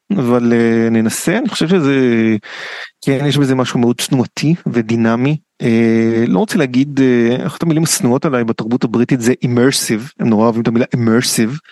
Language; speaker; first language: Hebrew; native; Hebrew